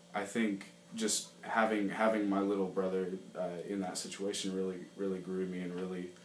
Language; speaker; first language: English; native; English